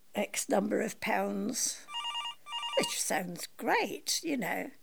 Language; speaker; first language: English; native; English